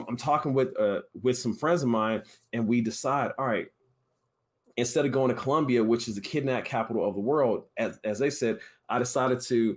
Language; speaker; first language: English; native; English